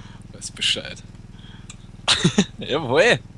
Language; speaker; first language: German; native; German